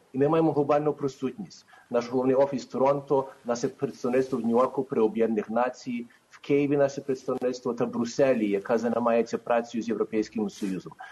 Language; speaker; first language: Ukrainian; early bilingual, heritage; Ukrainian